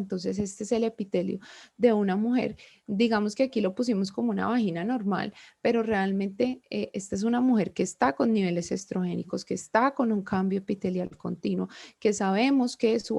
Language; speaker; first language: Spanish; native; Spanish